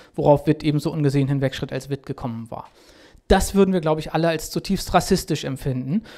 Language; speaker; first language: German; native; German